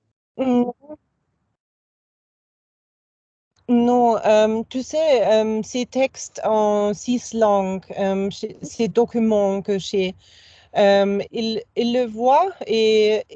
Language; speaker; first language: French; non-native, fluent; German